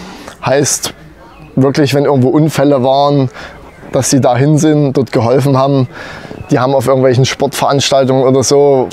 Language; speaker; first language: German; native; German